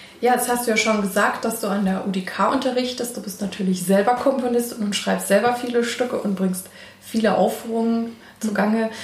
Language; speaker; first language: German; native; German